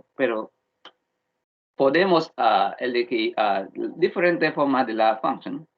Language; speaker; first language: Spanish; non-native, learner; Vietnamese